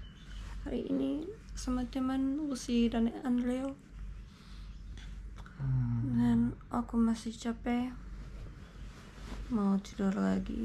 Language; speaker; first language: Indonesian; non-native, learner; English